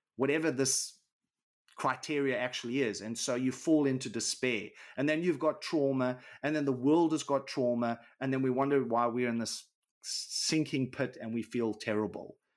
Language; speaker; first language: English; native; English